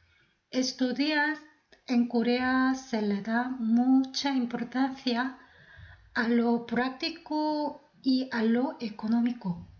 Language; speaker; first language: Spanish; non-native, fluent; Korean